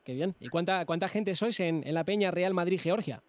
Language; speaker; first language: Spanish; native; Spanish